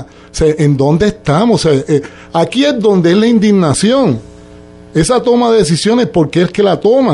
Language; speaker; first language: Spanish; native; Spanish